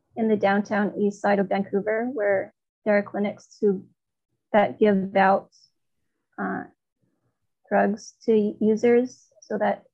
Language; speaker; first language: English; non-native, fluent; Chinese